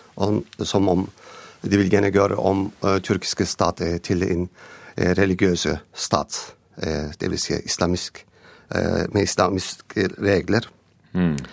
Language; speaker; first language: Norwegian; non-native, learner; Turkish